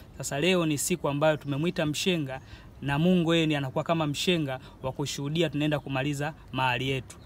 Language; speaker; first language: Swahili; native; Swahili